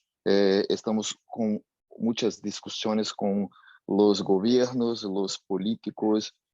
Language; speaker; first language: Spanish; non-native, learner; Portuguese